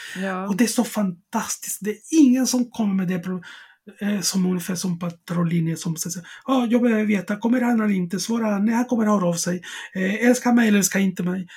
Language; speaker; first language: Swedish; non-native, fluent; Spanish